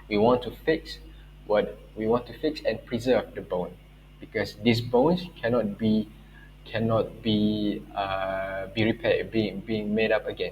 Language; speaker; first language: English; non-native, local second language; Malay